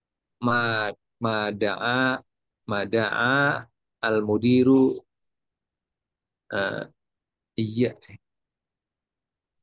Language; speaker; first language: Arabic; non-native, learner; Indonesian